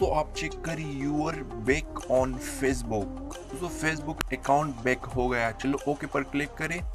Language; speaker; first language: Urdu; non-native, local second language; Pashto